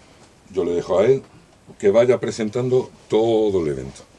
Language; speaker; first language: Spanish; native; Spanish